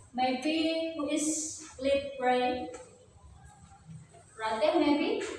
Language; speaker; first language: English; non-native, learner; Indonesian